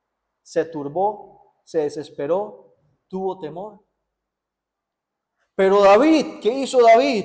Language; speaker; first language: Spanish; native; Spanish